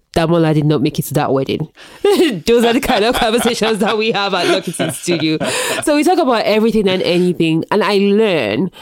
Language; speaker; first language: English; non-native, local second language; Yoruba